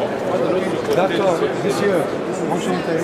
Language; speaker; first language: French; non-native, fluent; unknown